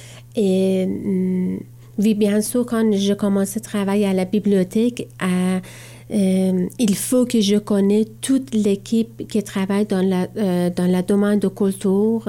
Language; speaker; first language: French; non-native, learner; Persian